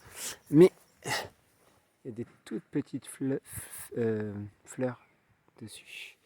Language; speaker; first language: French; native; French